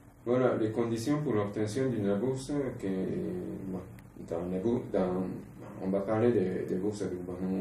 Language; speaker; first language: French; non-native, fluent; Spanish